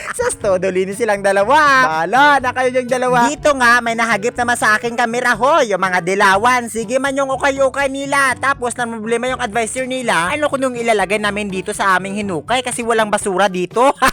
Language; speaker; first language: Filipino; non-native, local second language; Masbatenyo